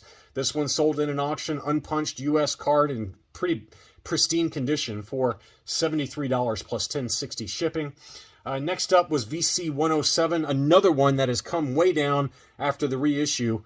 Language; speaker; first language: English; native; English